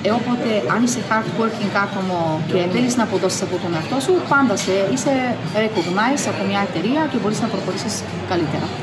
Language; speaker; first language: Greek; non-native, fluent; Bulgarian